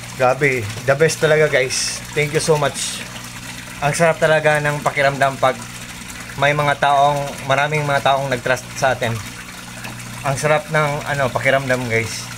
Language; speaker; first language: Filipino; non-native, local second language; Cebuano